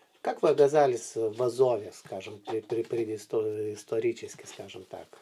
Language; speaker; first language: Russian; non-native, fluent; Lithuanian